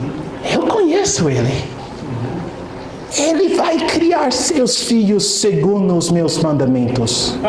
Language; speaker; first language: Portuguese; non-native, fluent; English